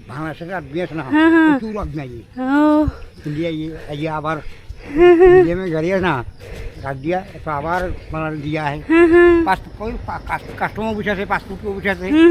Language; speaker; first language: Hindi; non-native, local second language; Bangla